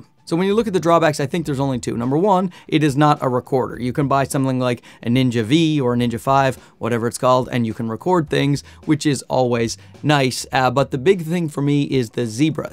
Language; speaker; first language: English; native; English